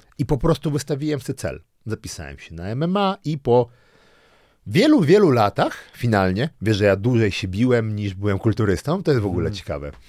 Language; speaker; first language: Polish; early bilingual, other home language; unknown